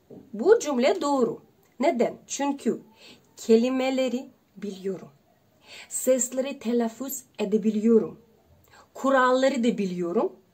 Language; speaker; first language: Turkish; non-native, learner; Russian